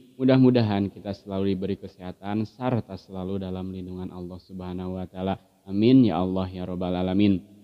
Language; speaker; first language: Indonesian; non-native, local second language; Sundanese